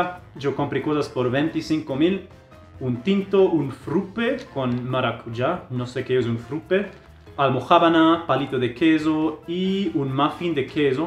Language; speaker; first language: Spanish; non-native, fluent; German